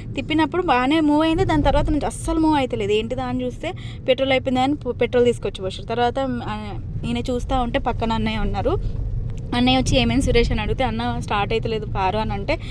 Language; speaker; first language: Telugu; native; Telugu